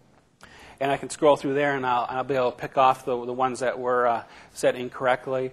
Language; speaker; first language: English; native; English